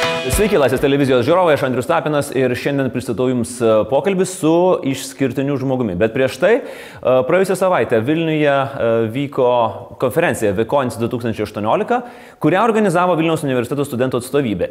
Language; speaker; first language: Lithuanian; native; Lithuanian